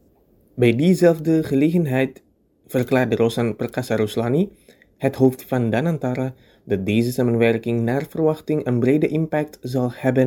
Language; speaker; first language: Dutch; non-native, fluent; Indonesian